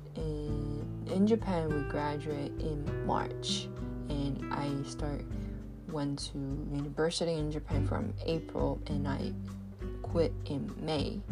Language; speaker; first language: English; non-native, fluent; Japanese